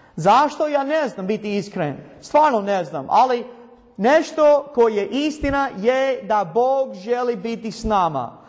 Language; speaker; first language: Croatian; non-native, learner; English